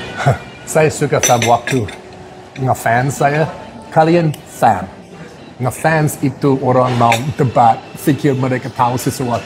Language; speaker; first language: Indonesian; non-native, fluent; English